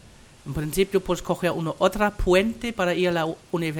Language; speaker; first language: Spanish; non-native, fluent; German